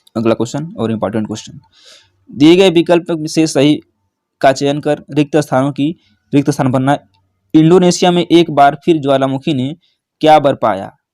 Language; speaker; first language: Hindi; native; Hindi